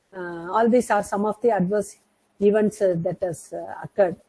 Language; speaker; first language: English; non-native, local second language; Tamil